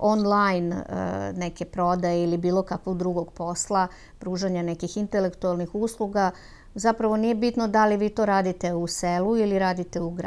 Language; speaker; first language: Serbian; native; Serbian